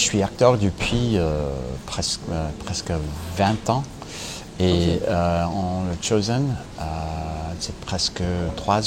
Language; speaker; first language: French; non-native, learner; English